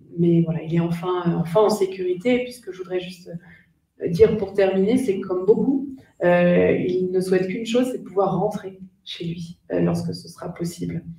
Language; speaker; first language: French; native; French